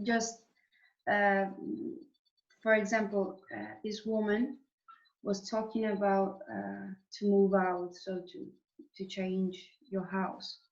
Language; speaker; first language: English; non-native, fluent; Italian